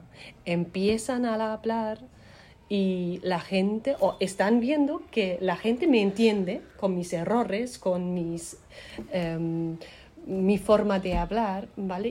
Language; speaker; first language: Spanish; non-native, fluent; German